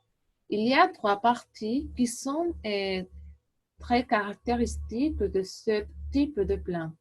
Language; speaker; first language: French; non-native, learner; Portuguese